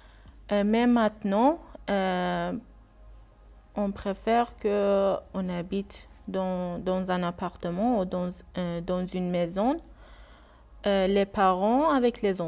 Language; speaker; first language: French; non-native, learner; Persian